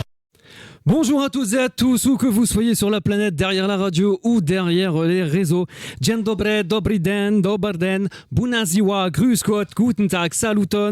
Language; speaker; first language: French; native; French